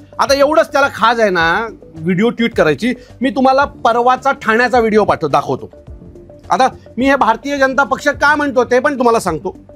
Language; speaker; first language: Marathi; native; Marathi